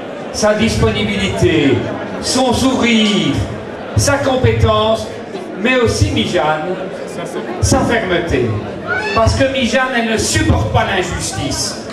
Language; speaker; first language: French; native; French